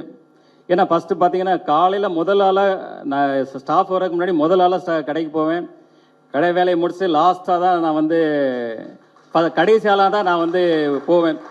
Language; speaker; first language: Tamil; native; Tamil